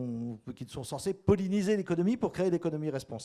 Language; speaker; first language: French; native; French